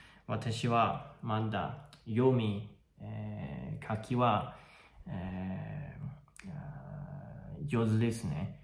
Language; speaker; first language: Japanese; non-native, learner; Chinese